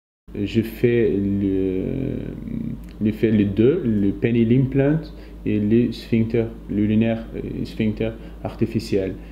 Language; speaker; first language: French; non-native, fluent; Portuguese